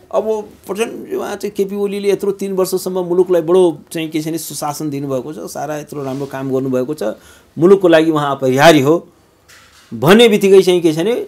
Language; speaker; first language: Nepali; native; Nepali